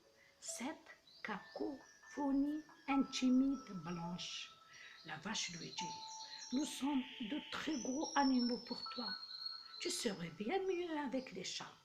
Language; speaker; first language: French; non-native, local second language; Arabic